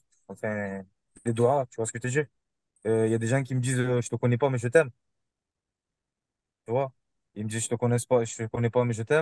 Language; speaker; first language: French; native; French